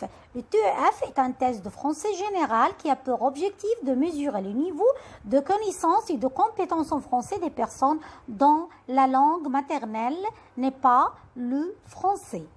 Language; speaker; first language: French; non-native, fluent; Arabic